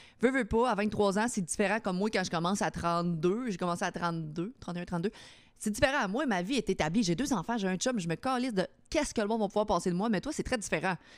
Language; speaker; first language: French; native; French